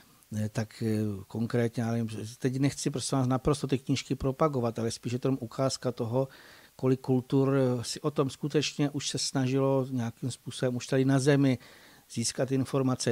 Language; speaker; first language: Czech; native; Czech